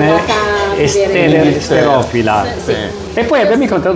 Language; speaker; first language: Italian; native; Italian